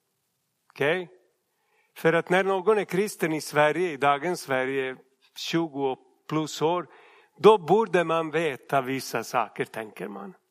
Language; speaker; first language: Swedish; non-native, fluent; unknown